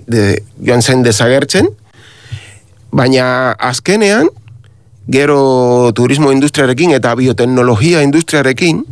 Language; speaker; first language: Basque; non-native, learner; Spanish